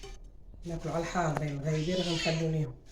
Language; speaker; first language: Arabic; native; Arabic